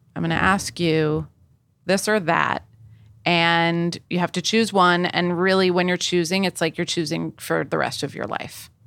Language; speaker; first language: English; native; English